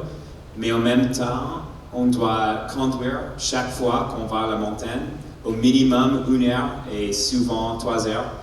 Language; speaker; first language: French; non-native, learner; English